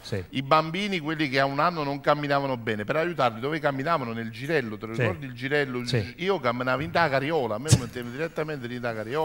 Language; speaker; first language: Italian; native; Italian